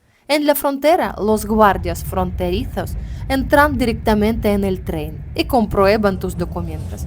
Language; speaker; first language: Spanish; non-native, learner; Ukrainian